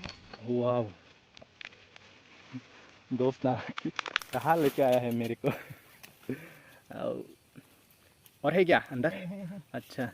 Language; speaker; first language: Hindi; non-native, local second language; Karbi